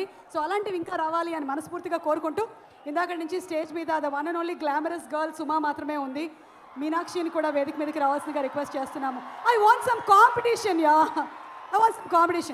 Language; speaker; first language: Telugu; native; Telugu